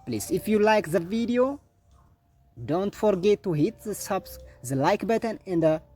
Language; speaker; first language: English; non-native, local second language; Amharic